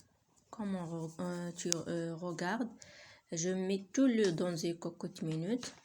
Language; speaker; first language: French; non-native, learner; Arabic